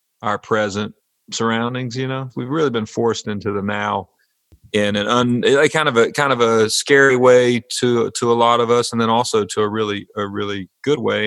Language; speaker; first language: English; native; English